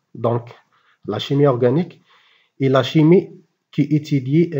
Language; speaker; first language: French; non-native, local second language; Arabic